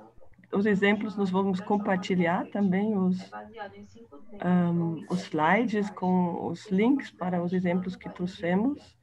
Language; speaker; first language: Portuguese; non-native, fluent; German